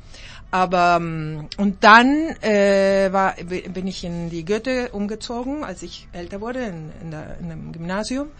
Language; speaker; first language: German; early bilingual, heritage; German